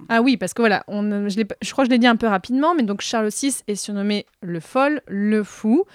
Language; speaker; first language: French; native; French